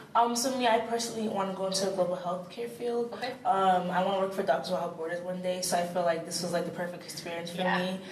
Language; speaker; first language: English; native; English